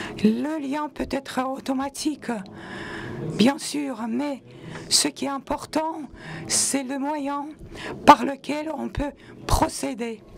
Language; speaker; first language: French; non-native, local second language; Latvian